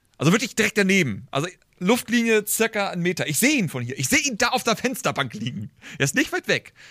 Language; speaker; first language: German; native; German